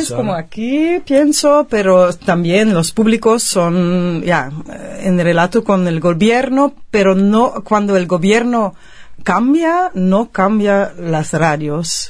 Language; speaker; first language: Spanish; non-native, fluent; Dutch